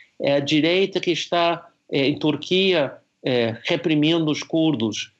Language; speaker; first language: Portuguese; non-native, fluent; English